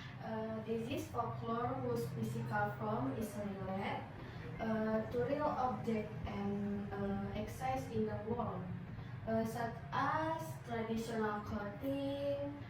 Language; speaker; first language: English; non-native, learner; Indonesian